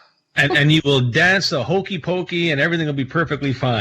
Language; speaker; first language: English; native; English